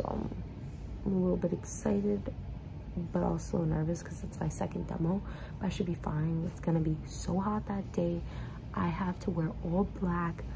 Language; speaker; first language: English; native; English